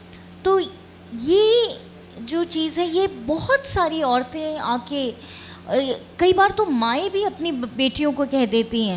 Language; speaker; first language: Hindi; native; Hindi